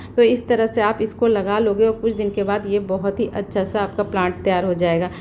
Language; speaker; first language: Hindi; native; Hindi